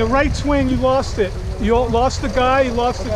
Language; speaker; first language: English; native; English